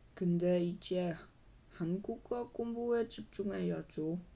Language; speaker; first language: Korean; non-native, learner; Dutch